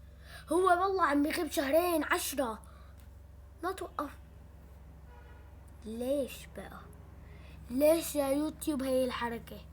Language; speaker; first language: Arabic; native; Arabic